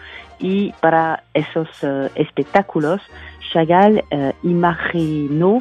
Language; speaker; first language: Spanish; non-native, fluent; French